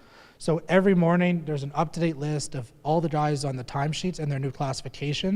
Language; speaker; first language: English; native; English